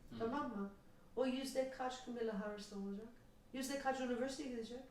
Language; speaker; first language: Turkish; non-native, learner; English